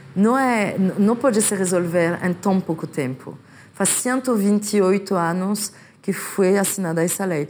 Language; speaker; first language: Portuguese; non-native, fluent; French